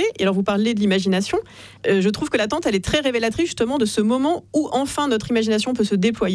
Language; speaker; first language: French; native; French